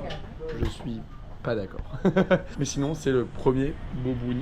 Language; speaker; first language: French; native; French